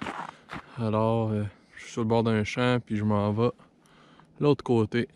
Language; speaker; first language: French; native; French